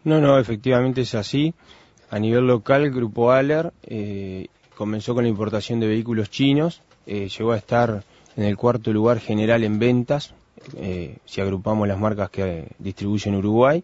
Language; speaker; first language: Spanish; native; Spanish